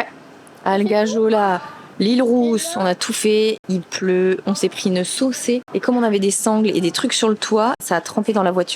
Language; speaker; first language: French; native; French